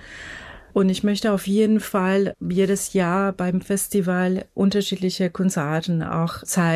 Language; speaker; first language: German; non-native, fluent; Persian